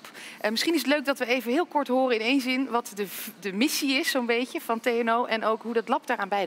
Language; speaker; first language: Dutch; native; Dutch